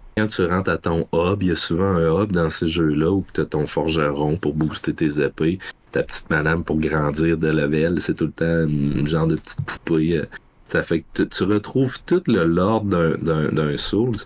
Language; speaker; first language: French; native; French